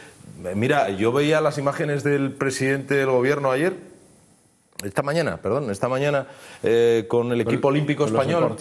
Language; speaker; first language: Spanish; native; Spanish